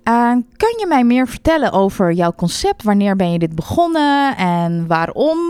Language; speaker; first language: Dutch; native; Dutch